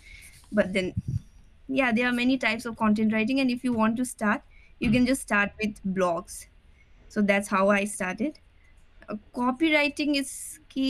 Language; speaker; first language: English; non-native, local second language; Nepali